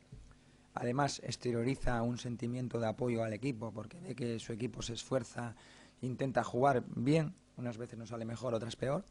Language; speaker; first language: Spanish; native; Spanish